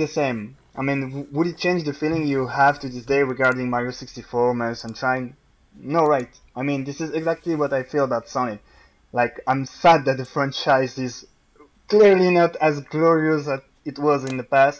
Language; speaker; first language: English; non-native, fluent; French